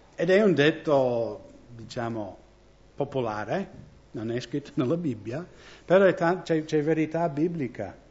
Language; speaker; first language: Italian; non-native, fluent; English